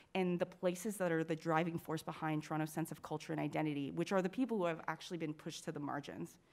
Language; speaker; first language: English; native; English